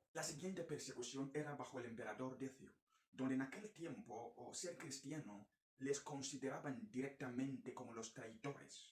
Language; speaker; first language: Spanish; non-native, fluent; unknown